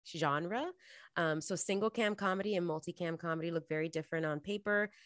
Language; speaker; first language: English; native; English